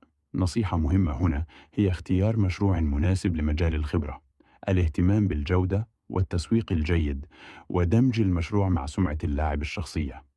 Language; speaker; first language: Arabic; native; Arabic